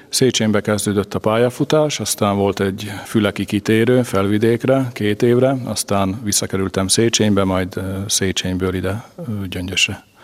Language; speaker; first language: Hungarian; native; Hungarian